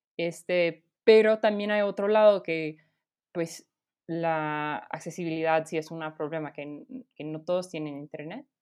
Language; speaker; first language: Spanish; non-native, fluent; English